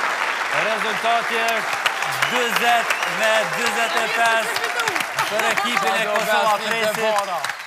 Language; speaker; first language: Albanian; native; Albanian